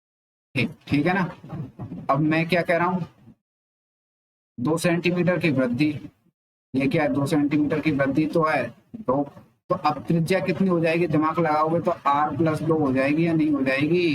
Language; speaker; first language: Hindi; native; Hindi